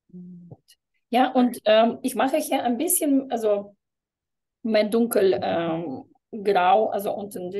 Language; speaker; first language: German; non-native, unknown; Latvian